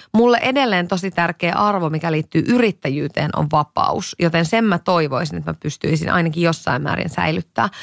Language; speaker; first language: Finnish; native; Finnish